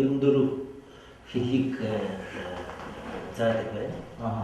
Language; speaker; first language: Mongolian; non-native, fluent; French